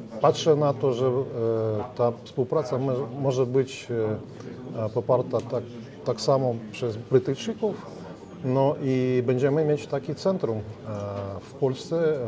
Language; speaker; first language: Polish; non-native, learner; Ukrainian